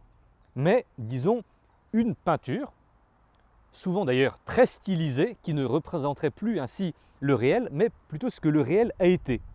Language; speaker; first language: French; native; French